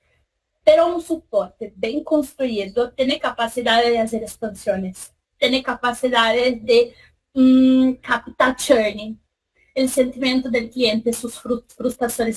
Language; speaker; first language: Spanish; non-native, fluent; Portuguese